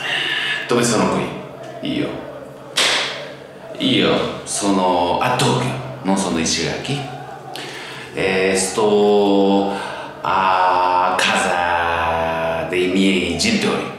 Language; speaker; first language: Italian; non-native, fluent; Japanese